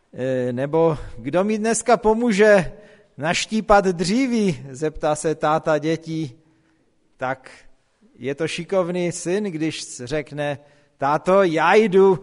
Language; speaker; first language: Czech; non-native, local second language; Polish